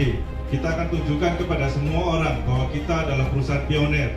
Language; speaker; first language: Indonesian; native; Indonesian